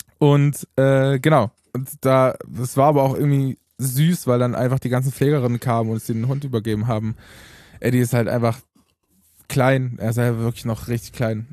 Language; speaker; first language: German; early bilingual, other home language; Romanian